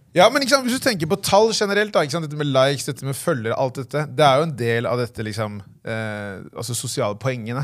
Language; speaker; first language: Norwegian; native; Norwegian